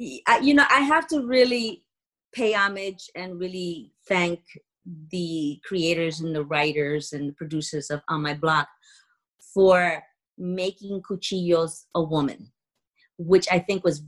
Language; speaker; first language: English; native; English